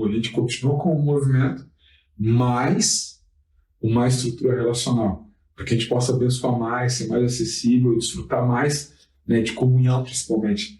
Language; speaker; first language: Portuguese; native; Portuguese